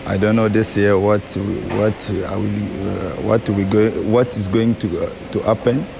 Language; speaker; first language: English; non-native, fluent; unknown